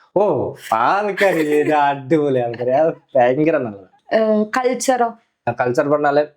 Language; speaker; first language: Malayalam; non-native, local second language; Bangla